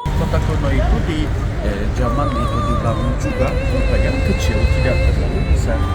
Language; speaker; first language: Indonesian; non-native, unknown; Turkish